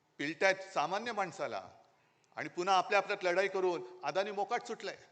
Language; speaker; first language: Marathi; native; Marathi